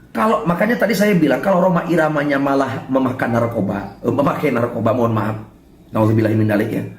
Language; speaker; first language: Indonesian; non-native, local second language; Sundanese